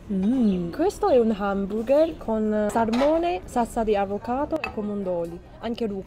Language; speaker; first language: Italian; non-native, learner; Chinese